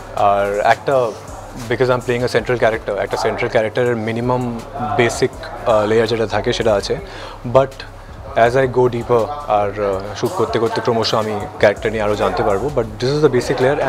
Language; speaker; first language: Bangla; non-native, fluent; Hindi